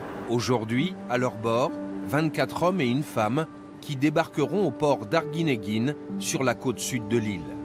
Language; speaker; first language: French; native; French